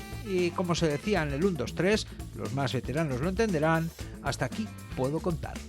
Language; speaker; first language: Spanish; native; Spanish